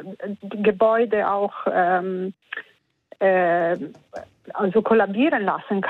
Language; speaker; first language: German; non-native, fluent; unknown